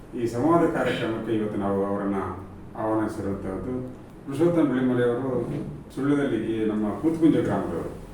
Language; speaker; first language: Kannada; native; Kannada